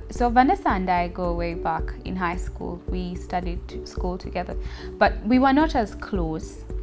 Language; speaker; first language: English; non-native, local second language; Ganda